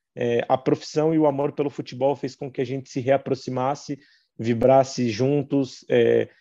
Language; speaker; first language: Portuguese; native; Portuguese